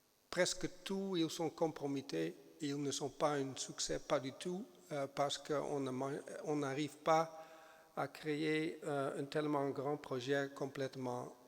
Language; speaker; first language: French; non-native, fluent; German